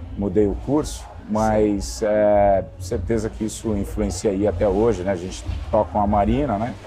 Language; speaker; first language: Portuguese; native; Portuguese